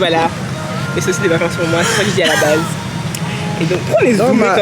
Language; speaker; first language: French; native; French